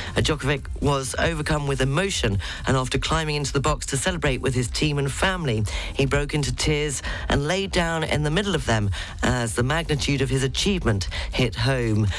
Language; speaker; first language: English; native; English